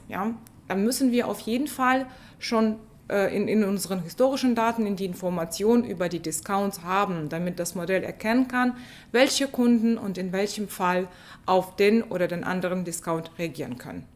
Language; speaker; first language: German; non-native, fluent; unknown